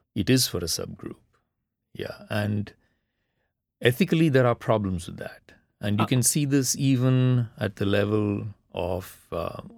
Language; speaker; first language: English; non-native, local second language; Tamil